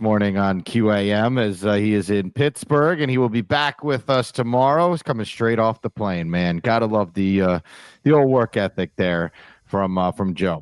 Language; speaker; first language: English; native; English